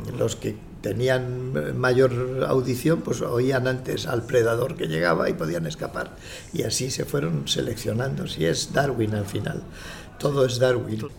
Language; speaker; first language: Spanish; native; Spanish